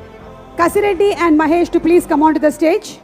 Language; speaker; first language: Telugu; native; Telugu